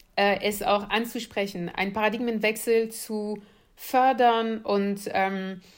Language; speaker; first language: German; non-native, fluent; French